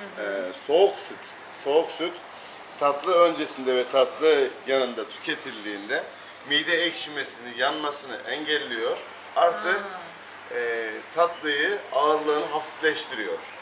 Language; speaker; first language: Turkish; native; Turkish